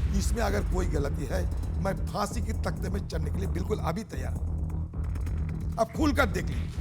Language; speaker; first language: Hindi; non-native, local second language; Bangla